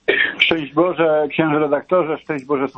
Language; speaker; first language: Polish; native; Polish